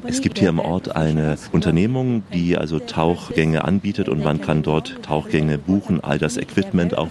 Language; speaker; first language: German; native; German